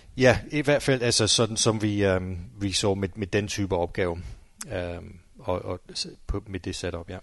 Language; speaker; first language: Danish; non-native, fluent; English